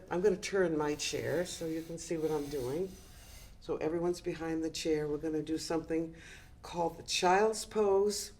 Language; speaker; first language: English; native; English